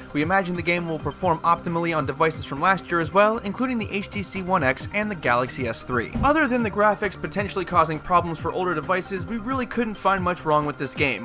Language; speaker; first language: English; native; English